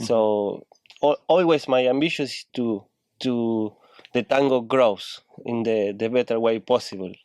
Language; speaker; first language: English; non-native, learner; Spanish